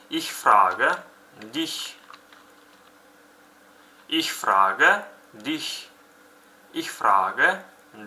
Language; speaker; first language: German; non-native, fluent; Uzbek